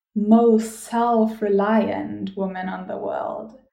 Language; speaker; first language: English; non-native, fluent; German